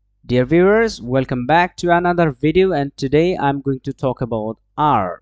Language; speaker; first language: English; non-native, local second language; Bangla